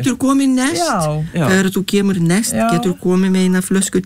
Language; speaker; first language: Icelandic; non-native, fluent; Lithuanian